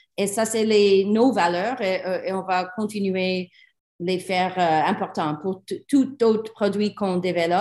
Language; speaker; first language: French; non-native, learner; English